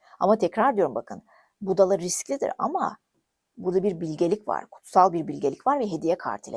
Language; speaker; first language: Turkish; native; Turkish